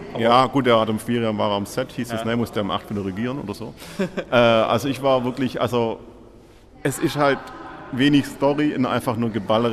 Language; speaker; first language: German; native; German